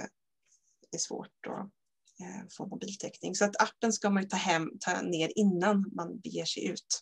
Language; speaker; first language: Swedish; native; Swedish